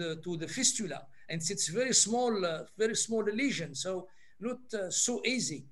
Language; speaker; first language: English; non-native, fluent; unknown